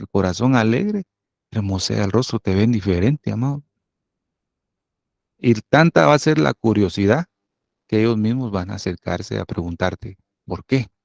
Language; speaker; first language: Spanish; native; Spanish